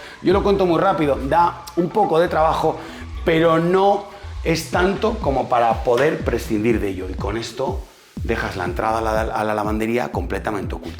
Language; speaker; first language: Spanish; native; Spanish